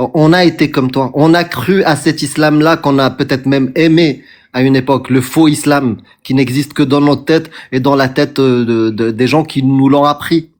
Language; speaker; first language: French; non-native, local second language; Arabic